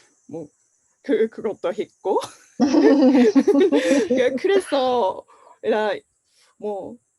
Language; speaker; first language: Korean; non-native, fluent; Japanese